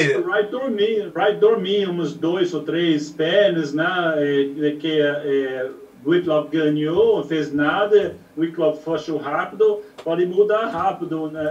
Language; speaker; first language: Portuguese; non-native, learner; English